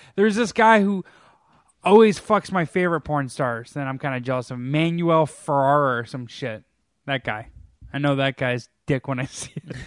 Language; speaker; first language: English; native; English